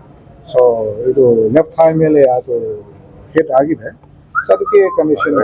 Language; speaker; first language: Kannada; non-native, local second language; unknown